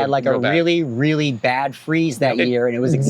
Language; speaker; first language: English; native; English